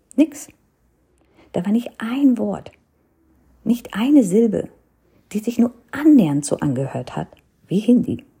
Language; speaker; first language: German; non-native, fluent; Hindi